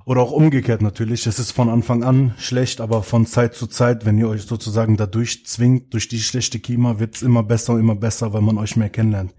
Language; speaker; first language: German; native; German